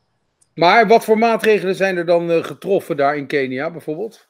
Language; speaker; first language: Dutch; native; Dutch